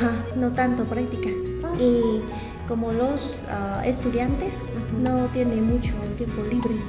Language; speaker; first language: Spanish; non-native, learner; Vietnamese